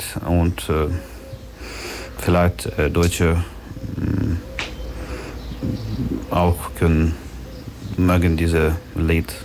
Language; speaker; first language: German; non-native, learner; Ukrainian